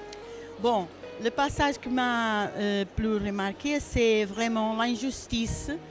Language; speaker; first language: French; non-native, learner; Portuguese